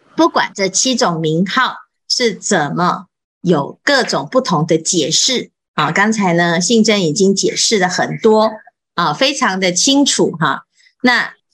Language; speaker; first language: Chinese; native; Chinese